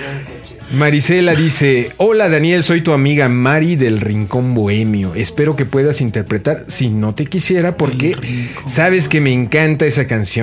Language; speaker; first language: Spanish; native; Spanish